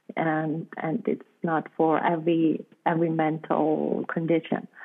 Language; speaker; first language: English; non-native, fluent; German